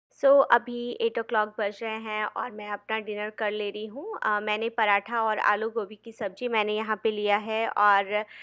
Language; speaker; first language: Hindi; non-native, local second language; Bangla